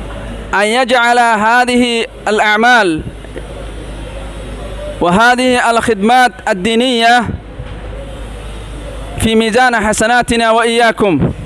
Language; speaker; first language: Arabic; non-native, learner; Rohingya